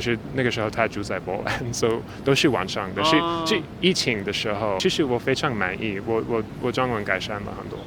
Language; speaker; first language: Chinese; non-native, fluent; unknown